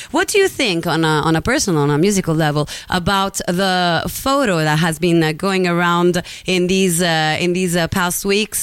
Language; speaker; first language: English; non-native, fluent; Italian